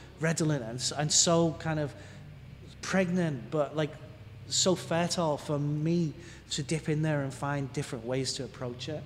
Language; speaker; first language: English; native; English